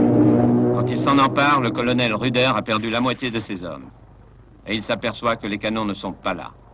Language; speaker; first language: French; native; French